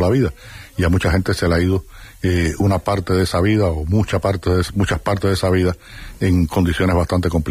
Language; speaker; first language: Spanish; native; Spanish